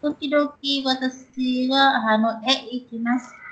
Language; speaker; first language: Japanese; non-native, learner; Vietnamese